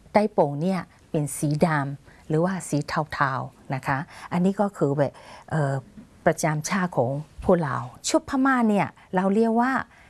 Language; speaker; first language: Thai; non-native, fluent; Burmese